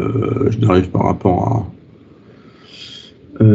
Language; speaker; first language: French; native; French